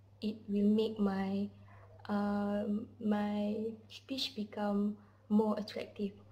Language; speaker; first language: English; non-native, learner; Malay